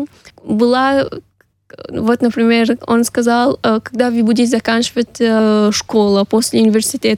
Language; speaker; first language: Russian; non-native, learner; Arabic